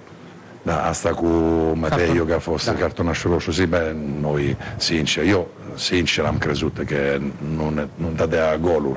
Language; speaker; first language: Romanian; non-native, fluent; Italian